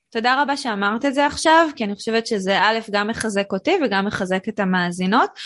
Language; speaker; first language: Hebrew; native; Hebrew